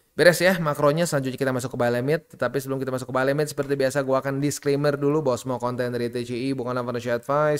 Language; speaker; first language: Indonesian; native; Indonesian